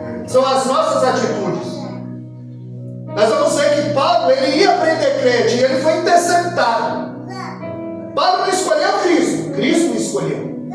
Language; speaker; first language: Portuguese; native; Portuguese